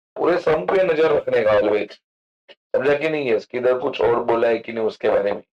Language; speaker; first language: Hindi; non-native, local second language; Marathi